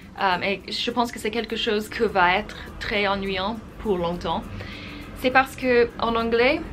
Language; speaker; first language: French; non-native, fluent; English